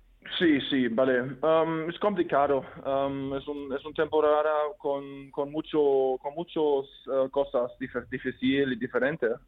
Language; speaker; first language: Spanish; non-native, learner; German